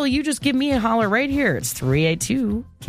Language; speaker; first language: English; native; English